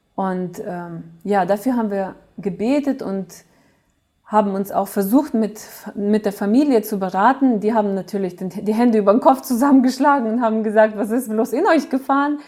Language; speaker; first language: German; early bilingual, other home language; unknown